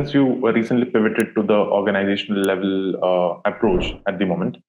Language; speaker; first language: English; non-native, local second language; Hindi